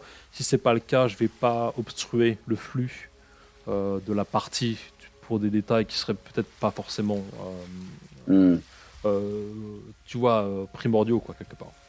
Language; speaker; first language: French; native; French